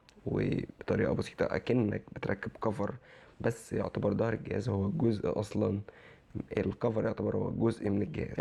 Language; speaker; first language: Arabic; native; Arabic